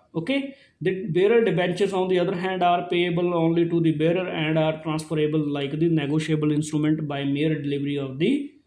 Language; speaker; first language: English; non-native, local second language; Punjabi